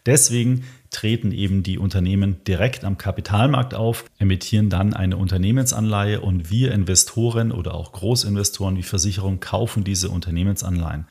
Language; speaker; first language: German; native; German